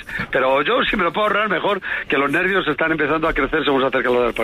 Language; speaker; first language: Spanish; native; Spanish